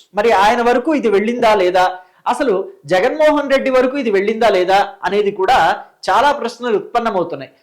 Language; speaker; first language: Telugu; native; Telugu